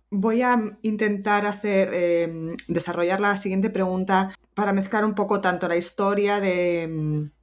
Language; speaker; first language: Spanish; native; Spanish